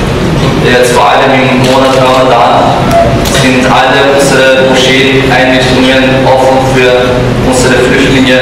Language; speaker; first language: German; non-native, fluent; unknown